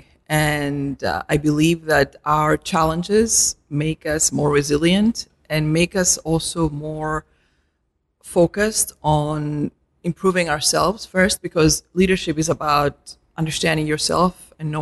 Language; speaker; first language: English; non-native, fluent; Arabic